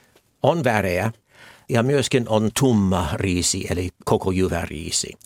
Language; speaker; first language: Finnish; non-native, fluent; English